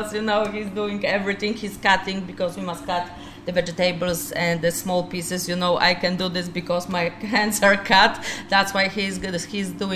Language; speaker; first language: English; non-native, learner; Polish